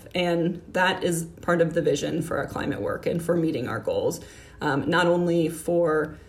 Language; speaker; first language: English; native; English